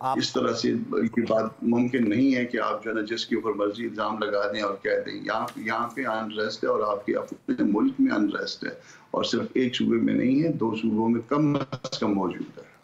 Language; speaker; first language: Urdu; non-native, local second language; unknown